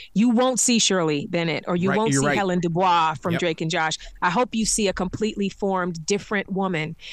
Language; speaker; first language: English; native; English